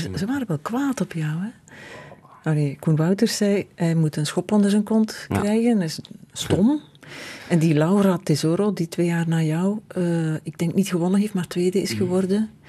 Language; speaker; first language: Dutch; native; Dutch